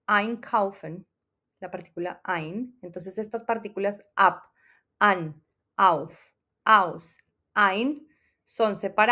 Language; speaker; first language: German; non-native, fluent; Spanish